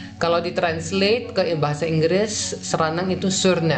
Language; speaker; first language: Indonesian; non-native, fluent; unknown